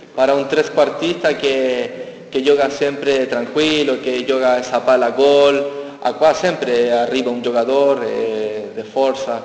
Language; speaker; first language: Italian; non-native, learner; Spanish